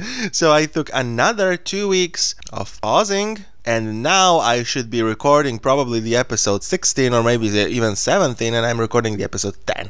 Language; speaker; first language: English; non-native, fluent; Serbian